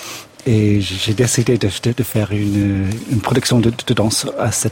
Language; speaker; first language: French; non-native, fluent; English